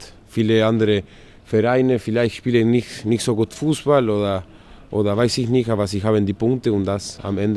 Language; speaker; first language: German; non-native, learner; Spanish